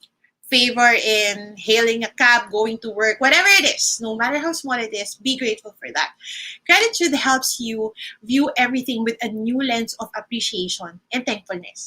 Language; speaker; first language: English; non-native, local second language; Filipino